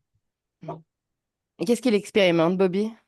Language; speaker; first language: French; native; French